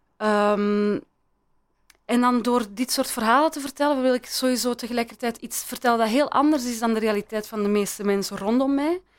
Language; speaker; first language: Dutch; early bilingual, other home language; Persian